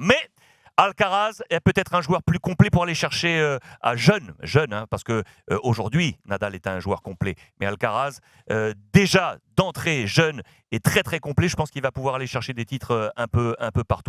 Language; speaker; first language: French; native; French